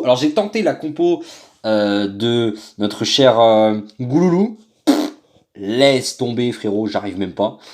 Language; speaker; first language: French; native; French